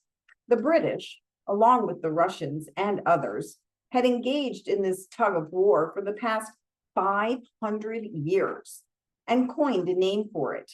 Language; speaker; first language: English; native; English